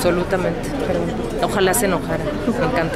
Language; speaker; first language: Spanish; native; Spanish